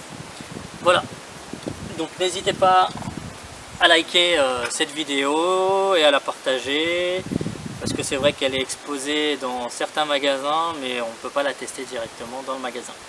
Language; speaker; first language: French; native; French